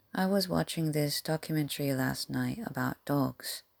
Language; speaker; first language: English; non-native, fluent; Korean